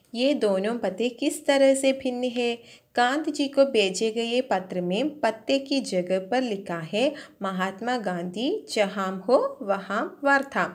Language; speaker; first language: Hindi; non-native, local second language; Malayalam